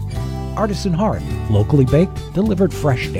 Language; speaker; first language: English; native; English